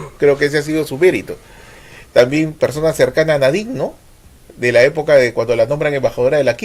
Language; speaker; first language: Spanish; native; Spanish